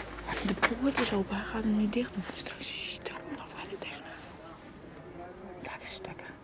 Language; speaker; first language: Dutch; native; Dutch